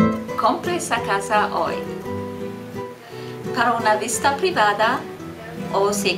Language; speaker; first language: Spanish; non-native, learner; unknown